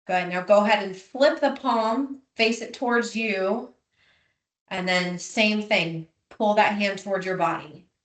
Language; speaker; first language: English; native; English